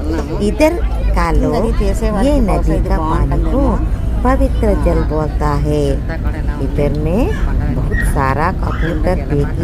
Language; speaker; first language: Hindi; non-native, local second language; Telugu